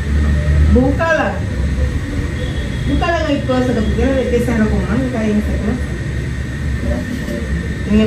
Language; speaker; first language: Spanish; native; Spanish